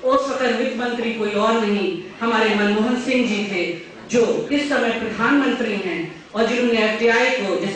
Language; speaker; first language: Hindi; native; Hindi